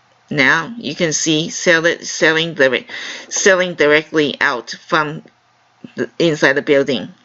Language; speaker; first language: English; non-native, fluent; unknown